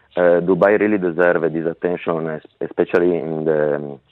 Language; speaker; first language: English; non-native, learner; Italian